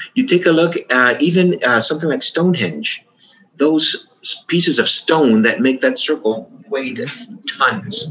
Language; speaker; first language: English; early bilingual, other home language; Spanish